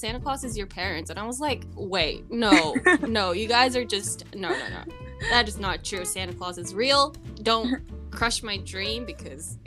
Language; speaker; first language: English; early bilingual, other home language; Japanese